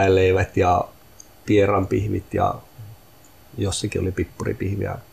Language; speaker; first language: Finnish; native; Finnish